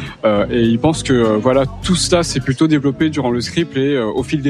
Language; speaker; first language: French; native; French